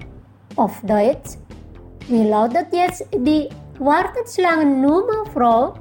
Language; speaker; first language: German; non-native, fluent; Indonesian